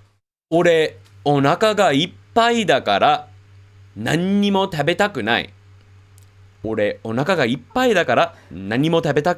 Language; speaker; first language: Japanese; non-native, fluent; English